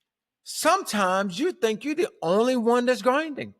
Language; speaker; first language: English; native; English